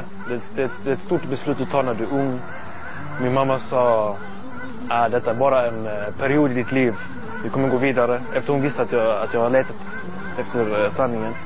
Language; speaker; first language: Swedish; non-native, learner; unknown